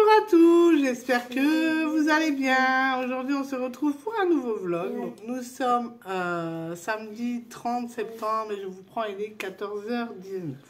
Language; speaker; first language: French; native; French